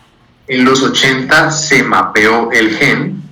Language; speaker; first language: Spanish; native; Spanish